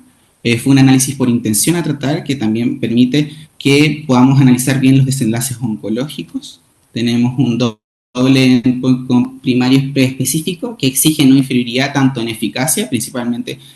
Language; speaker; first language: Spanish; native; Spanish